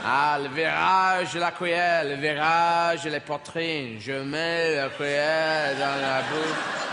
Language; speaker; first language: French; non-native, fluent; English